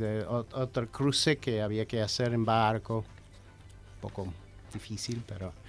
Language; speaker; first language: Spanish; non-native, fluent; English